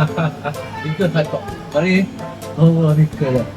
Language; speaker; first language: English; non-native, learner; Malay